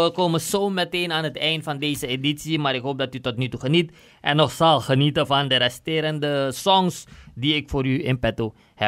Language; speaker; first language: Dutch; native; Dutch